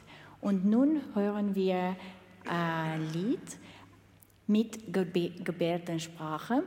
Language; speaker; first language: German; non-native, learner; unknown